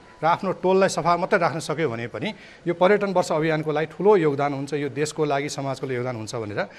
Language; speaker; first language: Nepali; native; Nepali